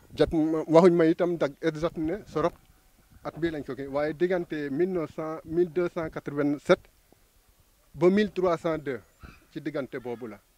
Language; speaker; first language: Wolof; non-native, local second language; Serer